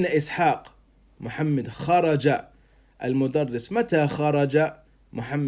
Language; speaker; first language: Arabic; non-native, fluent; English